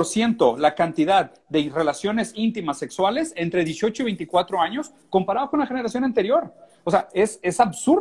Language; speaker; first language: Spanish; native; Spanish